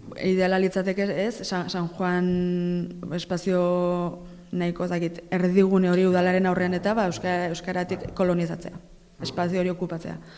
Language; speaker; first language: Basque; native; Basque